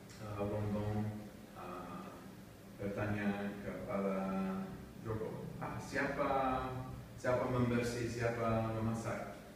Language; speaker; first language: Indonesian; non-native, learner; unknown